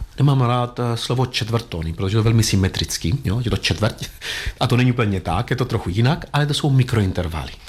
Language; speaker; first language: Czech; non-native, fluent; Greek